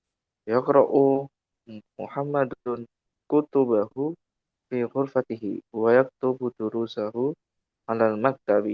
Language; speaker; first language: Arabic; non-native, learner; Indonesian